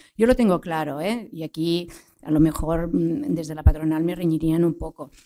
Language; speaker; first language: Spanish; non-native, local second language; Catalan